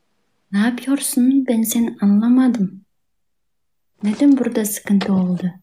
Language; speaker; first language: Turkish; non-native, learner; Kazakh